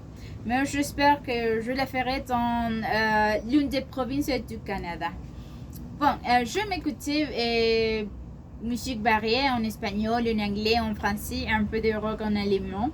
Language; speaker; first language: French; non-native, learner; Spanish